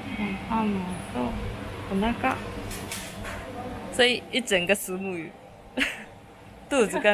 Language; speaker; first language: Chinese; non-native, fluent; Japanese